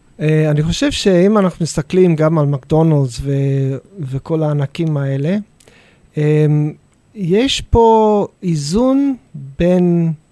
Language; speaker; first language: Hebrew; non-native, fluent; English